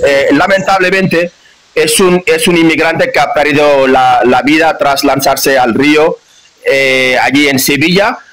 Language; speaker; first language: Spanish; non-native, fluent; Wolof